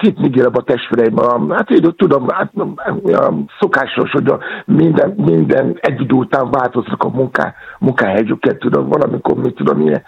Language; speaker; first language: Hungarian; non-native, fluent; Yoruba